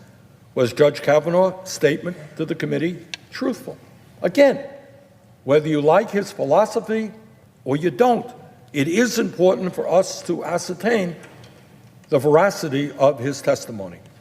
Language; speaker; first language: English; native; English